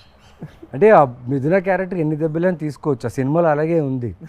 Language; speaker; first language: Telugu; native; Telugu